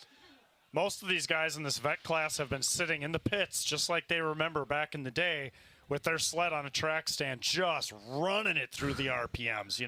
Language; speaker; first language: English; native; English